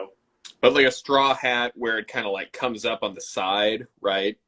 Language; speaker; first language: English; native; English